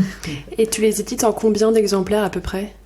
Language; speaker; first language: French; native; French